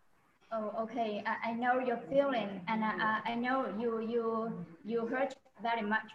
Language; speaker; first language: English; non-native, learner; Vietnamese